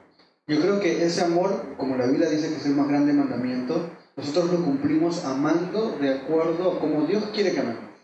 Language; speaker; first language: Spanish; native; Spanish